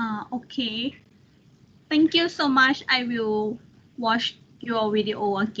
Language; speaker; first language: English; non-native, learner; Thai